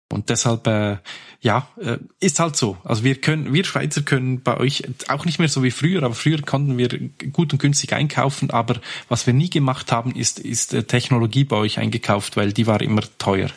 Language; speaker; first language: German; native; German